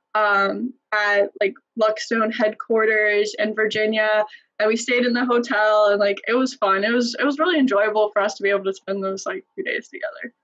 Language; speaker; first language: English; native; English